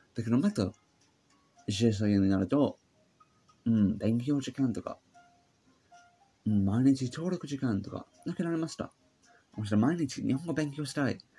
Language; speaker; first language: Japanese; non-native, learner; English